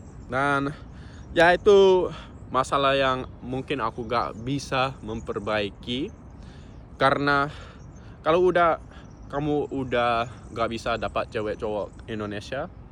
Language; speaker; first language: Indonesian; non-native, fluent; English